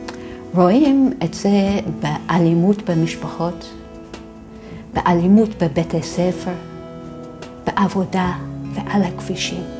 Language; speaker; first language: Hebrew; non-native, fluent; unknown